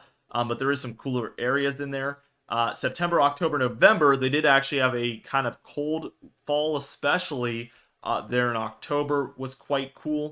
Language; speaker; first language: English; native; English